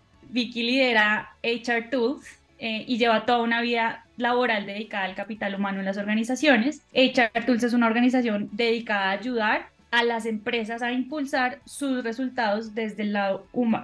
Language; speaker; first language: Spanish; native; Spanish